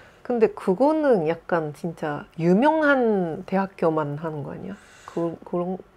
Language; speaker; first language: Korean; non-native, fluent; Japanese